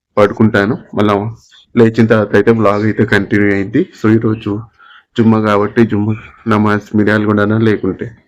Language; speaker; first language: Telugu; non-native, local second language; Urdu